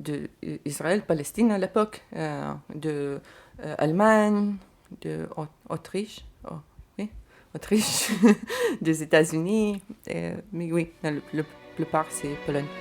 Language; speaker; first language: French; non-native, learner; Lithuanian